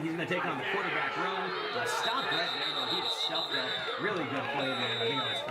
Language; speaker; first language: English; native; English